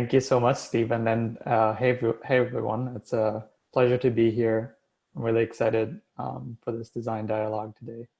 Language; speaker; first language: English; non-native, fluent; German